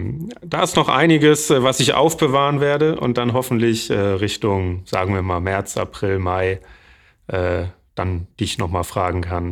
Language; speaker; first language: German; native; German